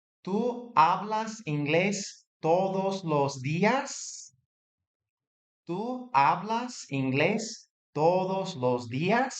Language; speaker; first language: Spanish; non-native, fluent; English